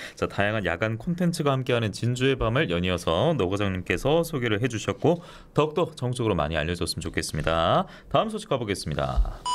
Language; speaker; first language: Korean; native; Korean